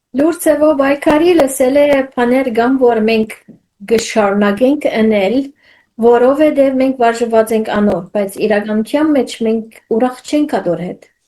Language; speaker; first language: Armenian; early bilingual, heritage; Armenian